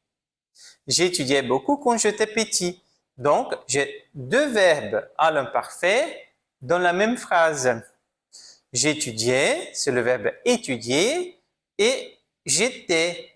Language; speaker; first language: French; non-native, fluent; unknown